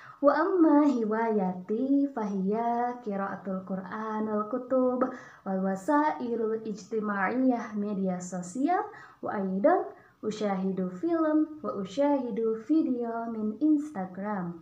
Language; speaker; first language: Arabic; non-native, learner; Indonesian